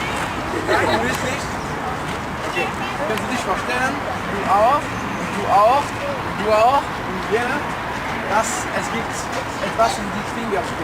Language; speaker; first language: German; non-native, learner; French